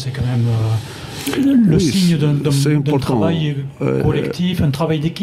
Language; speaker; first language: French; native; French